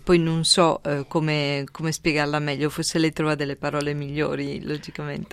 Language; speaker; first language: Italian; native; Italian